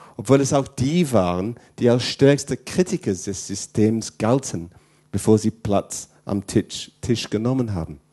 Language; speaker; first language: German; non-native, fluent; English